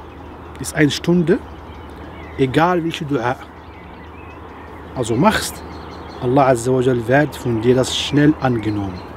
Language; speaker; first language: German; non-native, fluent; Arabic